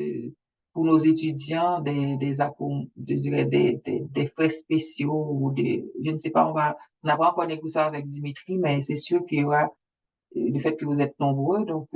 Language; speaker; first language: French; native; French